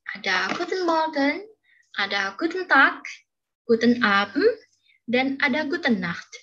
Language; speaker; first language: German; non-native, fluent; Indonesian